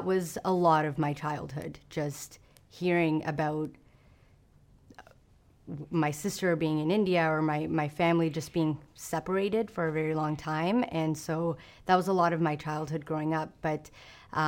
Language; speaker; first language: English; native; English